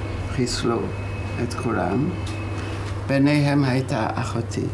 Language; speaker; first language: Hebrew; non-native, fluent; Polish